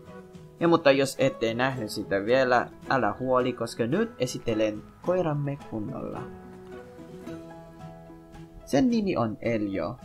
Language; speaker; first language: Finnish; non-native, learner; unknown